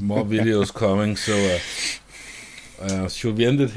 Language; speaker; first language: English; non-native, fluent; Danish